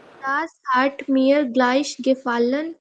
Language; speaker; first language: German; non-native, learner; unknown